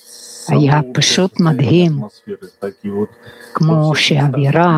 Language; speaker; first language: Hebrew; non-native, fluent; Russian